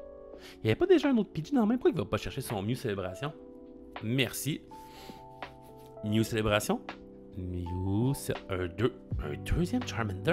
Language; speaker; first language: French; native; French